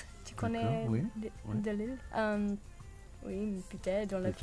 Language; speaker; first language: French; non-native, learner; English